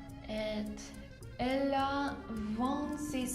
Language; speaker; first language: French; non-native, learner; Spanish